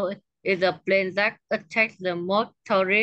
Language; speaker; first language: English; non-native, learner; Vietnamese